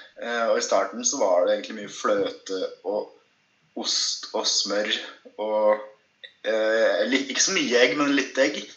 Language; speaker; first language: Norwegian; native; Norwegian